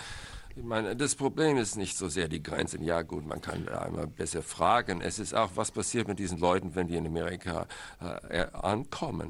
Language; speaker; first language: German; non-native, fluent; English